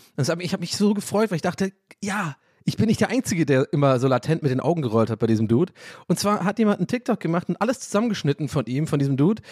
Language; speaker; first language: German; native; German